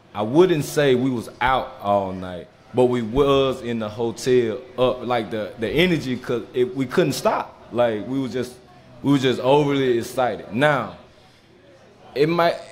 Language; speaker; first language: English; native; English